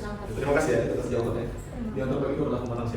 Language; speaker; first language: Indonesian; native; Indonesian